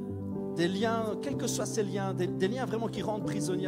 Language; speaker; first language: French; native; French